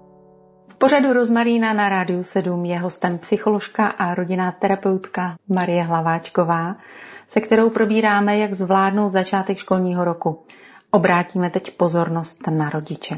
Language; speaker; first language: Czech; native; Czech